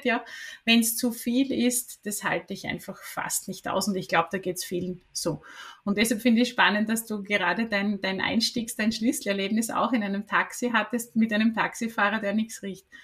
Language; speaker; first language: German; native; German